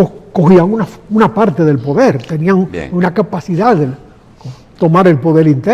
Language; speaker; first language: Spanish; native; Spanish